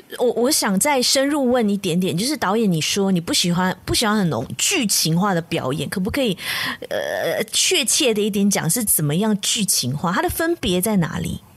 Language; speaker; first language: Chinese; native; Chinese